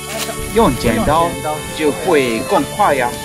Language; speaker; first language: Chinese; non-native, fluent; Japanese